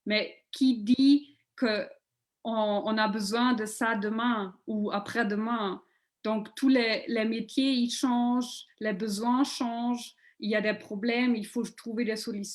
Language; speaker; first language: French; non-native, local second language; German